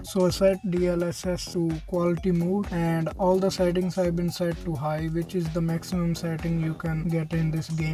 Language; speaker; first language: English; non-native, fluent; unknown